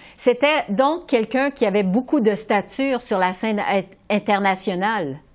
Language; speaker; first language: French; native; French